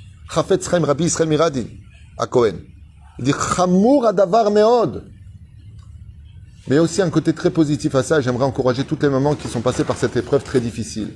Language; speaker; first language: French; native; French